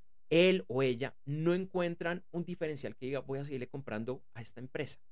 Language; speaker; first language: Spanish; native; Spanish